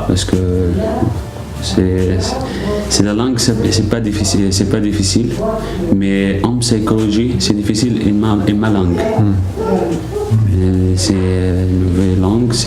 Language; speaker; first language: French; non-native, learner; Arabic